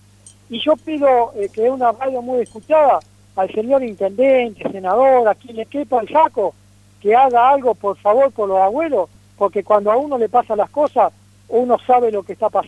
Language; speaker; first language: Spanish; native; Spanish